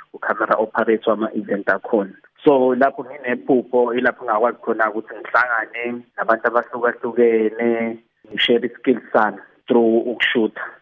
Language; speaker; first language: Zulu; native; Zulu